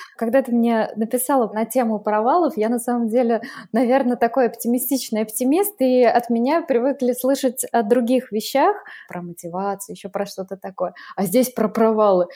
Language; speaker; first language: Russian; native; Russian